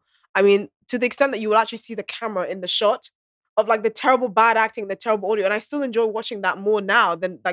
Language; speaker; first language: English; non-native, local second language; Akan